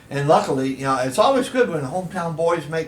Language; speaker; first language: English; native; English